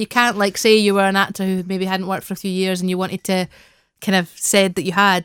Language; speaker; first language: English; native; English